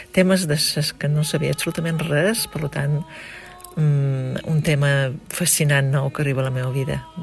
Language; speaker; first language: Catalan; native; Catalan